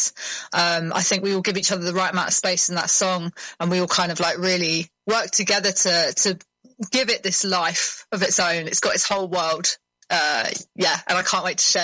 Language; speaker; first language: English; native; English